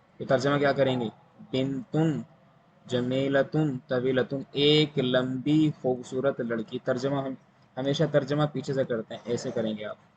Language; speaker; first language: Urdu; native; Urdu